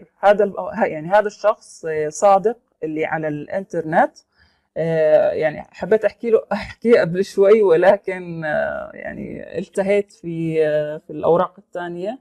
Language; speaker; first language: Arabic; native; Arabic